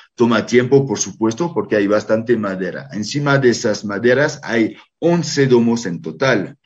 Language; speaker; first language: Spanish; non-native, fluent; French